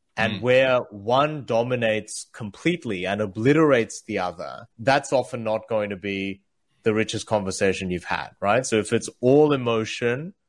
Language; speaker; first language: English; early bilingual, other home language; Korean